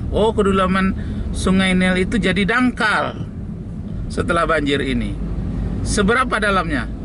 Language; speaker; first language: Indonesian; native; Indonesian